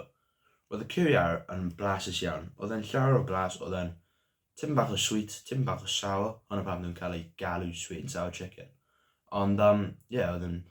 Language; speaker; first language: Welsh; non-native, local second language; English